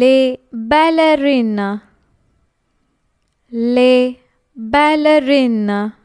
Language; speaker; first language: French; non-native, fluent; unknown